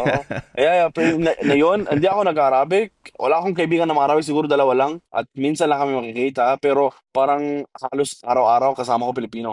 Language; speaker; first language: Filipino; non-native, fluent; Arabic